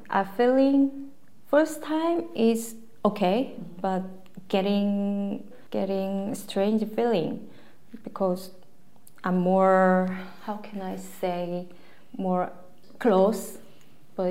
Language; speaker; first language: English; non-native, learner; Korean